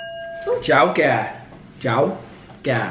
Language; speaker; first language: Vietnamese; early bilingual, heritage; Vietnamese